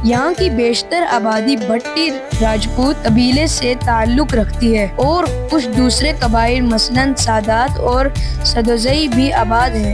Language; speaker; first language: Urdu; non-native, local second language; Pahari-Potwari